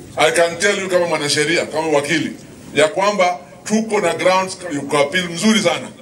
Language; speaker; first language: Swahili; native; Swahili